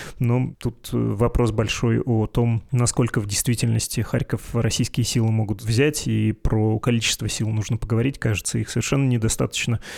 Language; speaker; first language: Russian; native; Russian